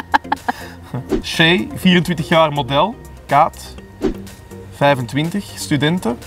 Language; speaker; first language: Dutch; native; Dutch